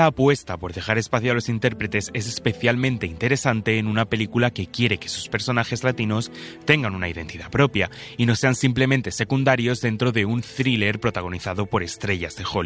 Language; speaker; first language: Spanish; native; Spanish